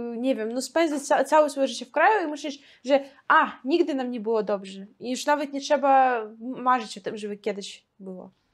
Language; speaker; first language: Polish; non-native, fluent; Russian